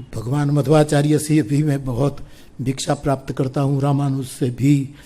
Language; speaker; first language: Hindi; non-native, local second language; Gujarati